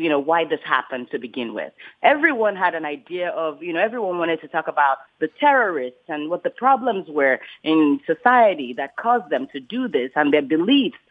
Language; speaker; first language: English; non-native, local second language; Yoruba